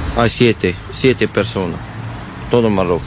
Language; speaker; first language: Spanish; non-native, learner; Arabic